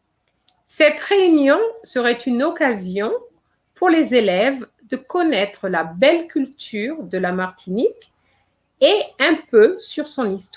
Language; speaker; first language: French; non-native, fluent; English